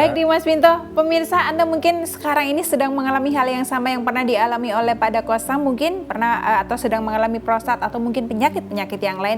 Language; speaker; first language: Indonesian; native; Indonesian